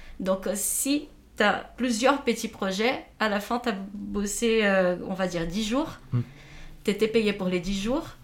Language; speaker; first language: French; non-native, fluent; Portuguese